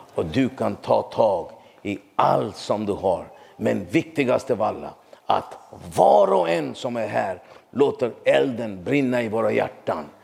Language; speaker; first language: Swedish; non-native, fluent; Urdu